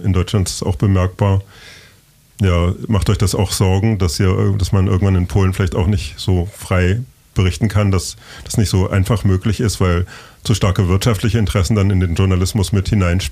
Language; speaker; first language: German; native; German